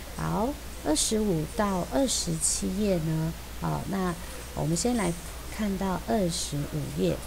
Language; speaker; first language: Chinese; native; Chinese